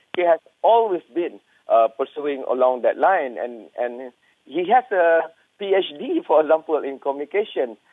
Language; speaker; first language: English; non-native, local second language; Malay